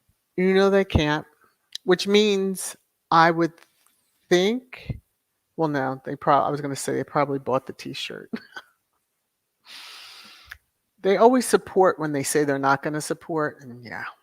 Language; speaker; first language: English; native; English